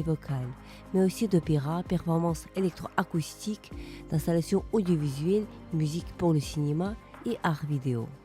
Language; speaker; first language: French; non-native, fluent; Ukrainian